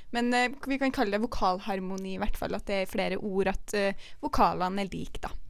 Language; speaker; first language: Norwegian; native; Norwegian